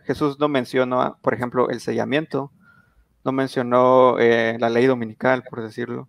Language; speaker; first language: Spanish; native; Spanish